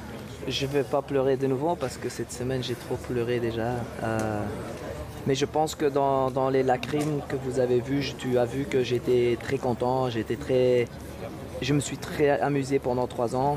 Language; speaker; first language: French; non-native, local second language; Dutch